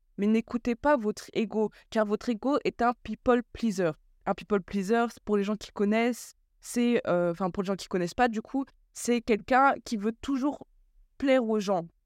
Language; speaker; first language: French; early bilingual, other home language; Bambara